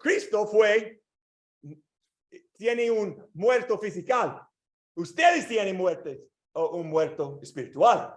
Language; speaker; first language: Spanish; non-native, learner; English